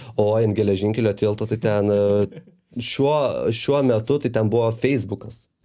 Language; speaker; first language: Lithuanian; native; Lithuanian